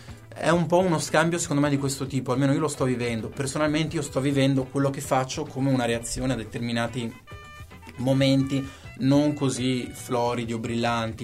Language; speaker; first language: Italian; native; Italian